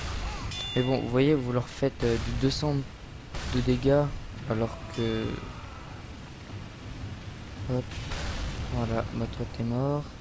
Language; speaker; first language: French; native; French